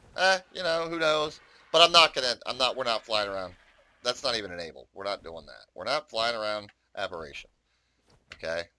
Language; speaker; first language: English; native; English